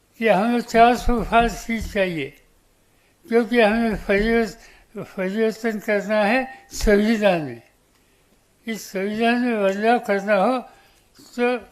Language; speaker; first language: Hindi; non-native, local second language; Marathi